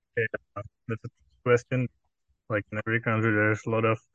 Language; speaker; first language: English; non-native, fluent; Czech